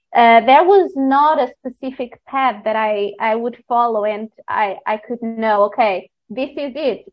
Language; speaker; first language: English; non-native, fluent; Portuguese